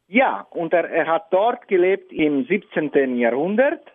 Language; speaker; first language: German; non-native, fluent; Italian